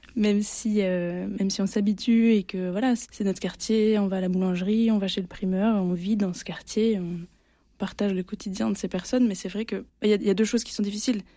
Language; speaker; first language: French; native; French